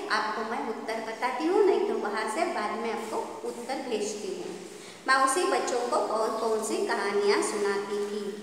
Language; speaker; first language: Hindi; non-native, local second language; Kannada